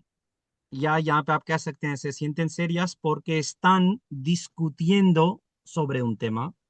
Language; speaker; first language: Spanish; non-native, fluent; Urdu